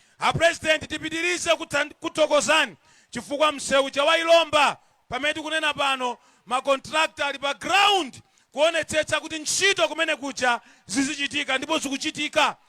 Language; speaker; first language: Nyanja; non-native, local second language; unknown